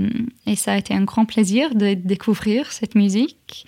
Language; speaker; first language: French; non-native, fluent; English